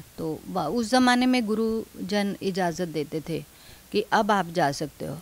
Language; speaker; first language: Hindi; non-native, local second language; Dogri